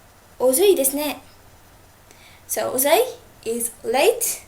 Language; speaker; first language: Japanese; non-native, fluent; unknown